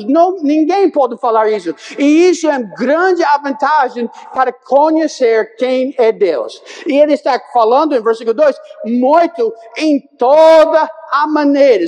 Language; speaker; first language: Portuguese; non-native, fluent; English